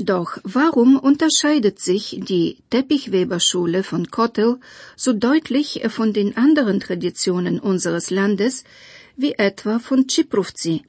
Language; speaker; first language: German; non-native, fluent; Bulgarian